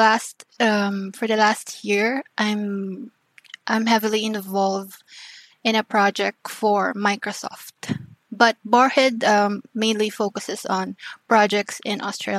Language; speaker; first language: English; non-native, local second language; Filipino